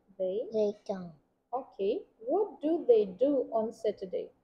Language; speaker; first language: English; non-native, fluent; Vietnamese